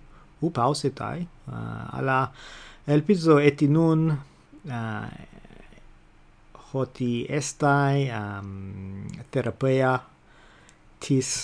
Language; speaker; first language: Greek; non-native, fluent; English